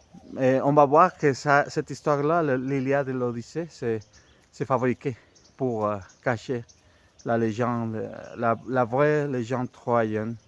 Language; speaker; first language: French; non-native, fluent; Spanish